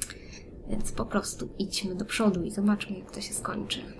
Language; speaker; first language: Polish; native; Polish